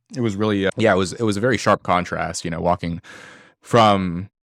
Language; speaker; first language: English; native; English